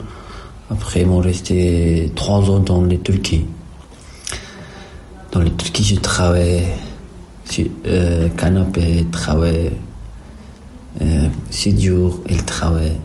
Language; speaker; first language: French; non-native, learner; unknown